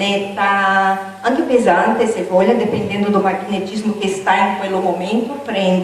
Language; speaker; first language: Italian; non-native, fluent; Portuguese